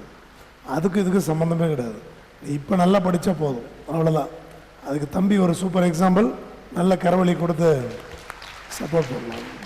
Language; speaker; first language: Tamil; native; Tamil